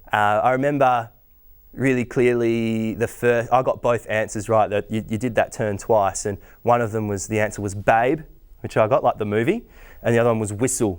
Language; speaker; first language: English; native; English